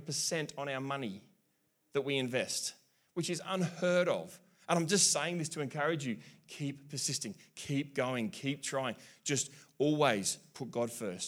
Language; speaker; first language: English; native; English